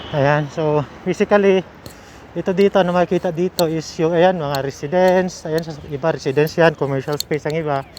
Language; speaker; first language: Filipino; native; Filipino